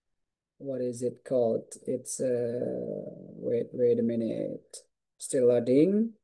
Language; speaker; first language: English; non-native, fluent; Indonesian